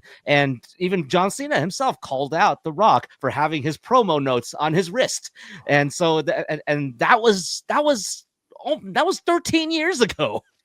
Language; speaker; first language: English; native; English